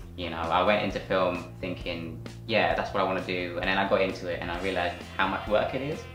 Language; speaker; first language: English; native; English